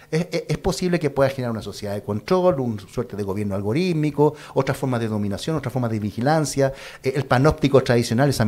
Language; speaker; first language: Spanish; native; Spanish